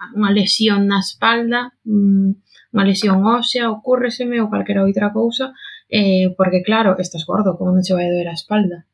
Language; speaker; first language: Galician; non-native, local second language; Spanish